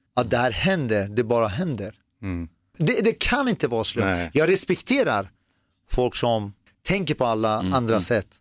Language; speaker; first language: Swedish; early bilingual, other home language; Persian